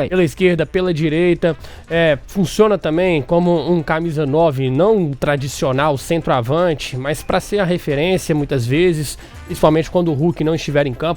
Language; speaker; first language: Portuguese; native; Portuguese